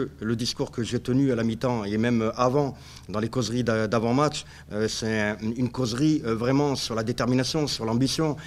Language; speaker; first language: French; native; French